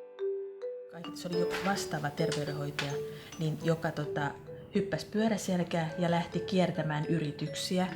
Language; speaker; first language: Finnish; native; Finnish